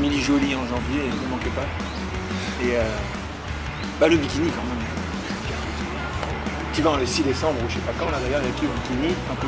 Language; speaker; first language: French; native; French